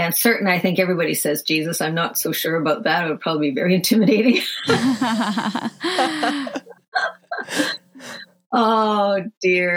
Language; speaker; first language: English; native; English